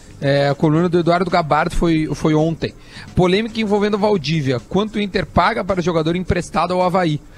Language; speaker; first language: Portuguese; native; Portuguese